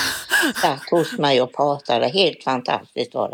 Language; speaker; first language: Swedish; native; Swedish